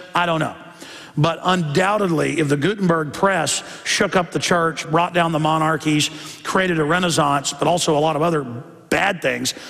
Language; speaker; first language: English; native; English